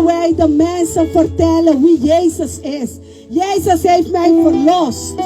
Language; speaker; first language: Dutch; non-native, local second language; Papiamento